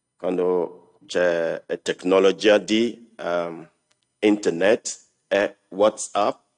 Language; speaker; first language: Italian; non-native, learner; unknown